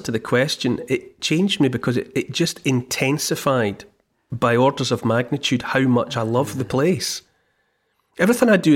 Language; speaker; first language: English; native; English